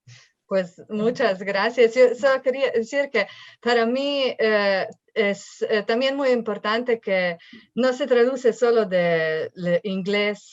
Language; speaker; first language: Spanish; non-native, fluent; Slovenian